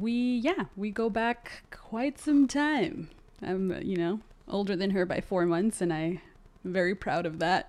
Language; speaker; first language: English; early bilingual, other home language; Spanish